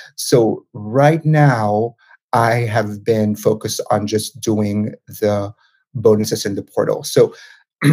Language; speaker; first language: English; non-native, local second language; Filipino